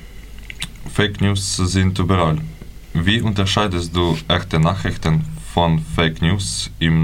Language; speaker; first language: German; non-native, fluent; Ukrainian